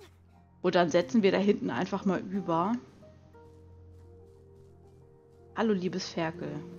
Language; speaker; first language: German; native; German